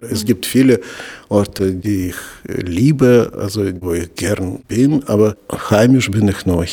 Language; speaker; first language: German; non-native, fluent; Russian